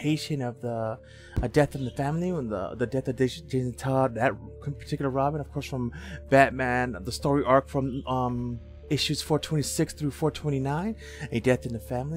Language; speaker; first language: English; native; English